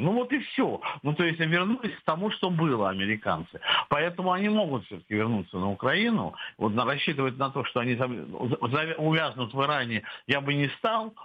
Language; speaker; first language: Russian; native; Russian